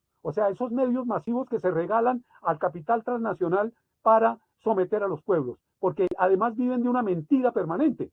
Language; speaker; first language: Spanish; native; Spanish